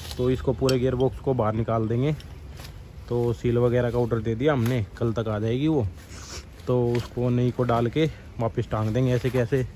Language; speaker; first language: Hindi; native; Hindi